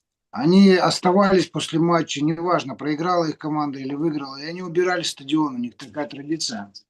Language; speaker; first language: Russian; native; Russian